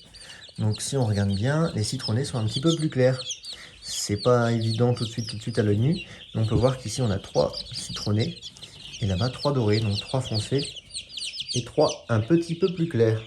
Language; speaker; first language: French; native; French